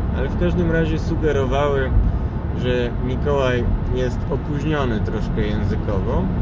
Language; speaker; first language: Polish; native; Polish